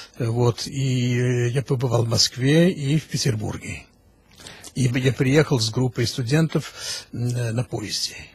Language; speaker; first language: Russian; early bilingual, heritage; Russian